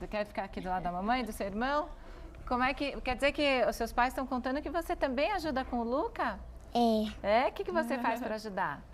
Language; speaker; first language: Portuguese; native; Portuguese